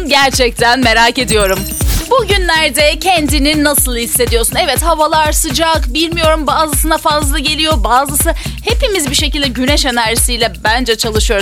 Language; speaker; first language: Turkish; native; Turkish